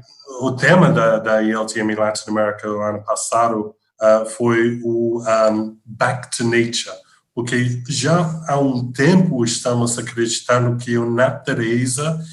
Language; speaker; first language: Portuguese; non-native, fluent; English